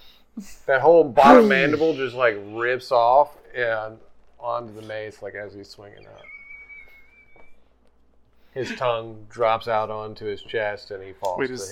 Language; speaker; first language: English; native; English